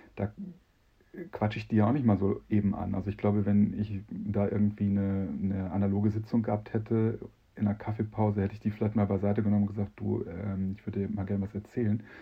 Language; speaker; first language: German; native; German